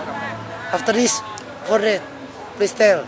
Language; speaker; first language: English; non-native, learner; Indonesian